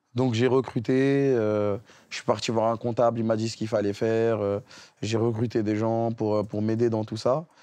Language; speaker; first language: French; native; French